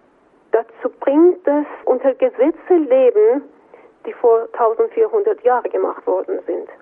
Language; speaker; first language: German; non-native, fluent; Persian